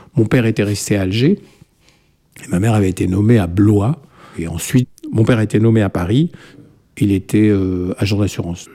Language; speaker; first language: French; native; French